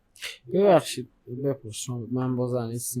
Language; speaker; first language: Persian; native; Persian